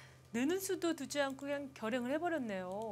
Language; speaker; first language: Korean; native; Korean